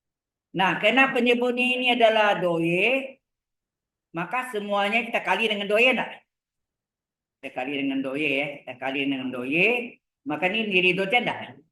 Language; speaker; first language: Indonesian; native; Indonesian